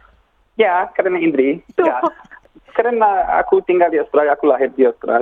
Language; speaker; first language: Indonesian; non-native, learner; English